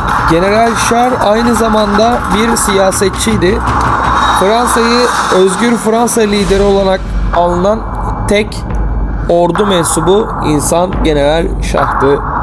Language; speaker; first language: Turkish; native; Turkish